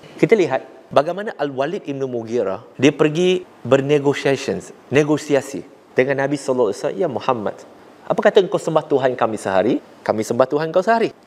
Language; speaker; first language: Malay; non-native, local second language; Chinese